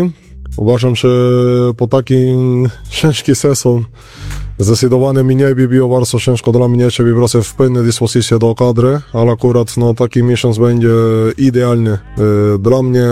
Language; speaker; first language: Polish; non-native, fluent; Spanish